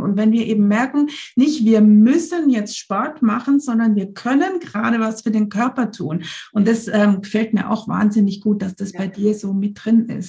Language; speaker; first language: German; native; German